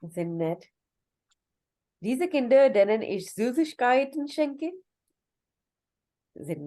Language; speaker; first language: German; non-native, fluent; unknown